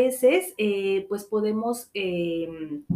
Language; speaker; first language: Spanish; native; Spanish